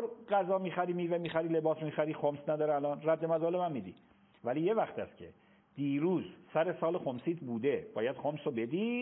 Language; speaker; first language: Persian; native; Persian